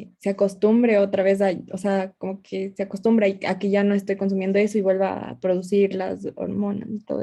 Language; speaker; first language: Spanish; native; Spanish